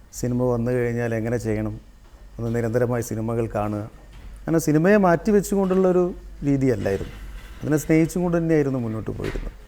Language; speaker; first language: Malayalam; native; Malayalam